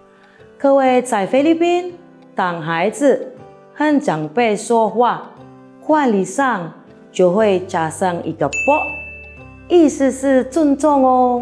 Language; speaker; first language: Chinese; non-native, fluent; Filipino